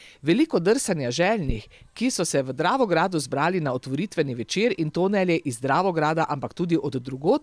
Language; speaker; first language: Slovenian; native; Slovenian